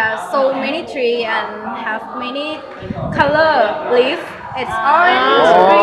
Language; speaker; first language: English; non-native, learner; Thai